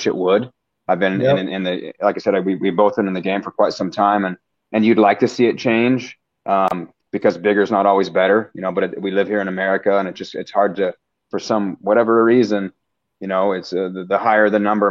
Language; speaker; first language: English; native; English